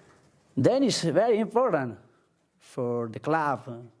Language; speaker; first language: English; non-native, learner; Spanish